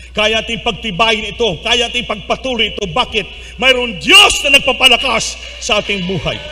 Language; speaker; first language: Filipino; non-native, local second language; Cebuano